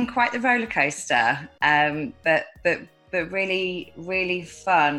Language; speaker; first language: English; native; English